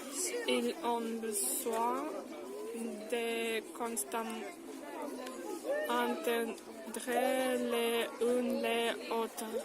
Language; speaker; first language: French; non-native, learner; Russian